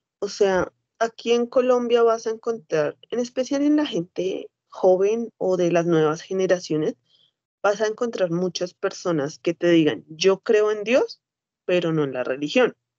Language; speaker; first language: Spanish; native; Spanish